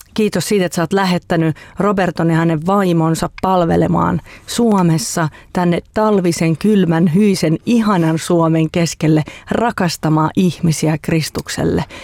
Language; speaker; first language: Finnish; native; Finnish